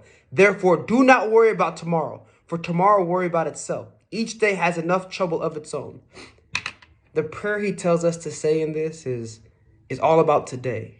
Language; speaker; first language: English; native; English